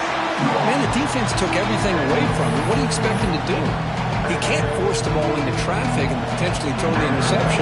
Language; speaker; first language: English; native; English